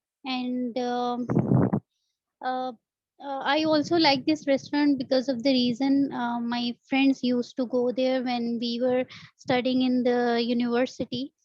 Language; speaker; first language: English; non-native, fluent; Urdu